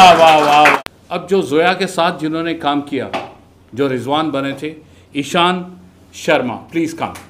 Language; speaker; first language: Hindi; native; Hindi